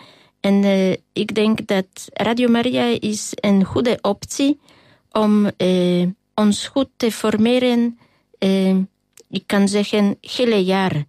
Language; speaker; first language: Dutch; non-native, learner; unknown